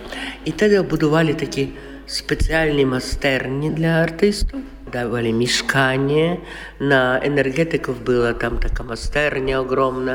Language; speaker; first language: Polish; non-native, local second language; Russian